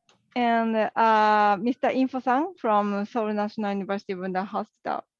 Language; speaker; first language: English; non-native, learner; Japanese